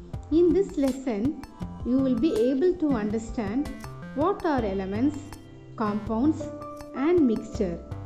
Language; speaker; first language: English; non-native, local second language; Tamil